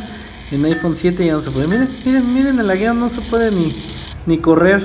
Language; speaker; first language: Spanish; native; Spanish